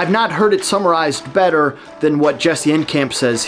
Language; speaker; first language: English; native; English